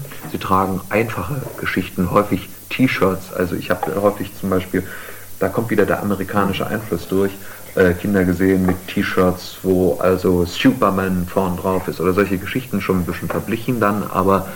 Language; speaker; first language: German; native; German